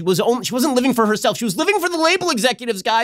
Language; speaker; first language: English; native; English